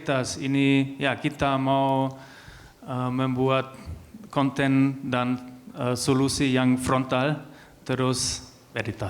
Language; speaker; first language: Indonesian; non-native, learner; German